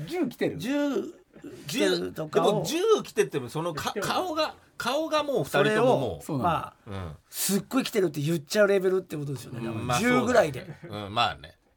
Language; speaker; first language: Japanese; native; Japanese